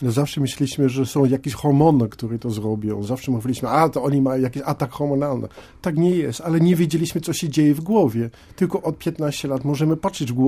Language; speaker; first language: Polish; non-native, fluent; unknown